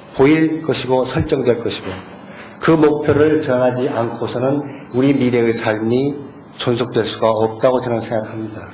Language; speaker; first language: Korean; native; Korean